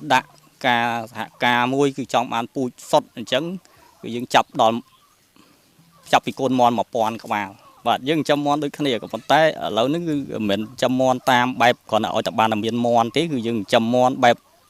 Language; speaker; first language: Khmer; native; Khmer